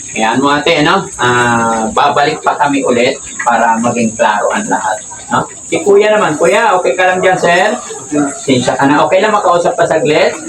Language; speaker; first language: Filipino; native; Filipino